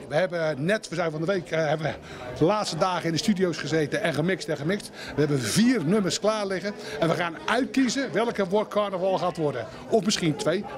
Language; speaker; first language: Dutch; native; Dutch